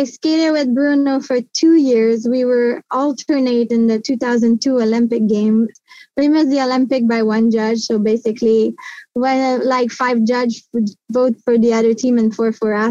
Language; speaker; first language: English; non-native, fluent; French